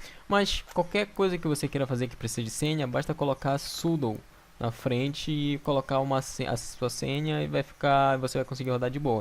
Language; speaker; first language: Portuguese; native; Portuguese